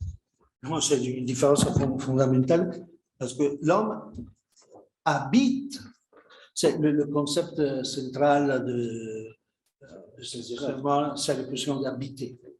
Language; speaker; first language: French; non-native, fluent; Italian